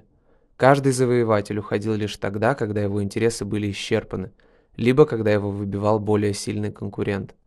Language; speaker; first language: Russian; native; Russian